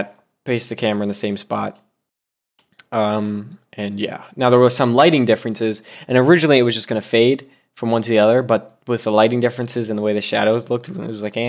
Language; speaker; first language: English; native; English